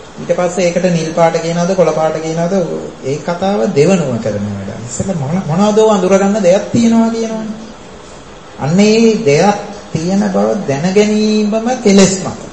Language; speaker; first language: Sinhala; native; Sinhala